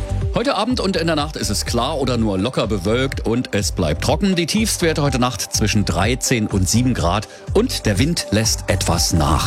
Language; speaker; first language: German; native; German